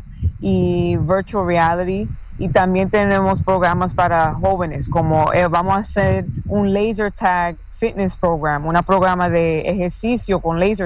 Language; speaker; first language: Spanish; non-native, fluent; English